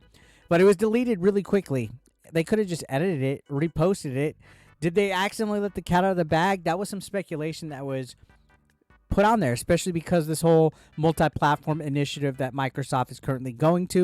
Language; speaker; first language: English; native; English